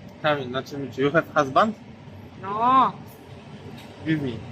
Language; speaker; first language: English; non-native, learner; Polish